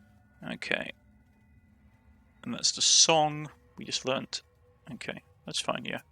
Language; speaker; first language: English; native; English